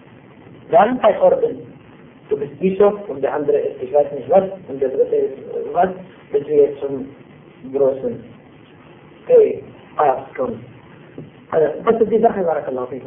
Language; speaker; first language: German; non-native, fluent; Arabic